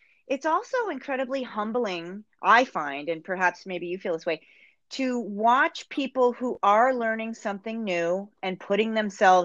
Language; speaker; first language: English; native; English